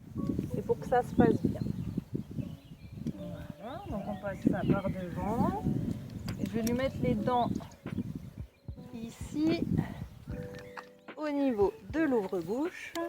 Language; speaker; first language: French; native; French